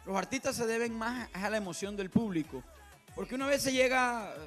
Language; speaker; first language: Spanish; native; Spanish